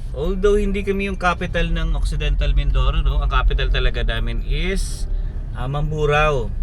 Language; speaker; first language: Filipino; native; Filipino